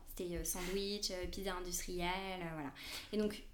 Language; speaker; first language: French; native; French